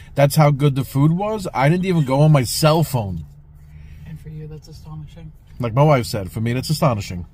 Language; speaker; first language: English; native; English